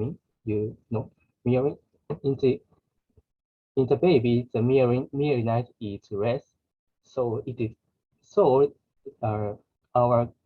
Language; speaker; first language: English; non-native, learner; Japanese